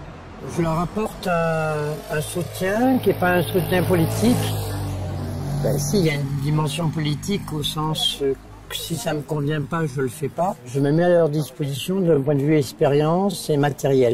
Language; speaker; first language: French; native; French